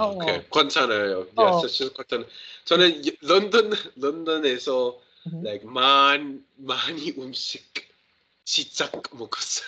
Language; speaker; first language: Korean; non-native, learner; English